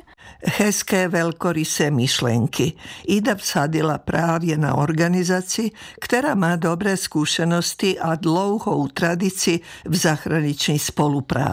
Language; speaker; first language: Czech; non-native, fluent; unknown